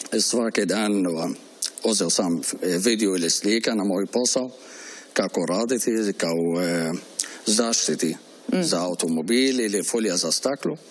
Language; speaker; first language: Serbian; non-native, learner; Arabic